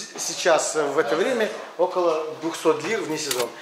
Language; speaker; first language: Russian; native; Russian